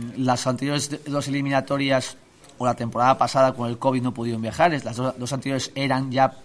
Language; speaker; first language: Spanish; native; Spanish